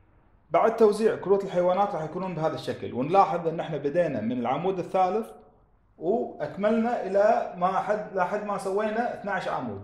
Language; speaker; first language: Arabic; native; Arabic